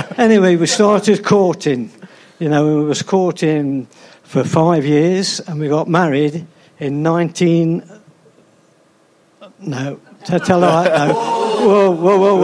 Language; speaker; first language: English; native; English